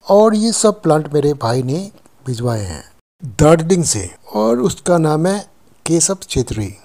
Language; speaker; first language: Hindi; non-native, local second language; Nepali